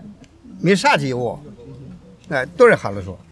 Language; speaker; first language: Russian; non-native, learner; Chinese